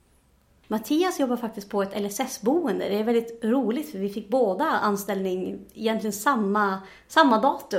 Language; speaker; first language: Swedish; native; Swedish